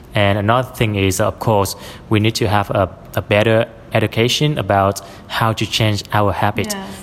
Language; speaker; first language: English; non-native, fluent; Vietnamese